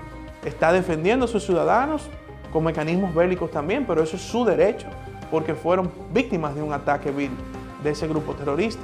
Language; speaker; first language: Spanish; native; Spanish